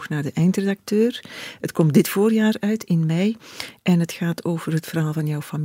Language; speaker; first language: Dutch; native; Dutch